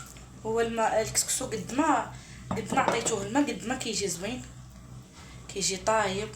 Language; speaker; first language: Arabic; native; Arabic